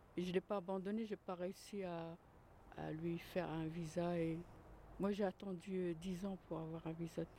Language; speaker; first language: French; early bilingual, other home language; Arabic